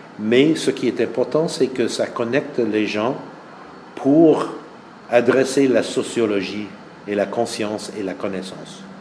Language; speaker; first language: French; non-native, fluent; English